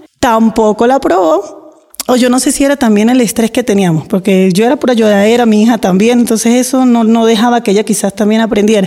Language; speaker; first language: Spanish; native; Spanish